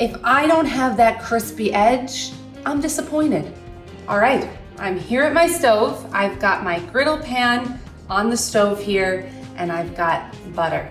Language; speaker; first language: English; native; English